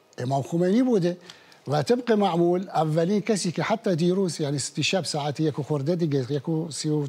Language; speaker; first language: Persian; non-native, fluent; Arabic